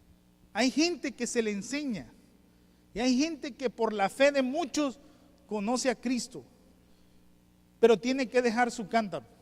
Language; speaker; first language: Spanish; native; Spanish